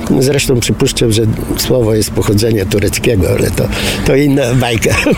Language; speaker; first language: Polish; non-native, fluent; Bulgarian